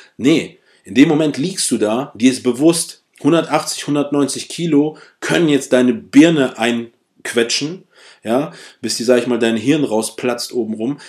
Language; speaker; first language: German; early bilingual, other home language; Russian